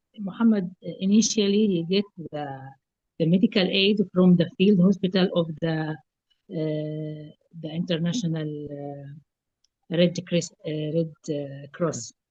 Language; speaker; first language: English; non-native, fluent; Arabic